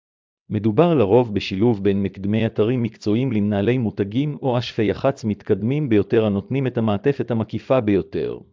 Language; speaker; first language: Hebrew; native; Hebrew